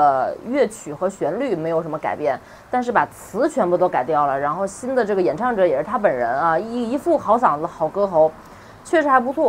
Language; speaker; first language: Chinese; native; Chinese